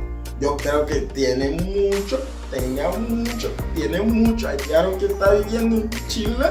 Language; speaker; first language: Spanish; non-native, learner; Haitian Creole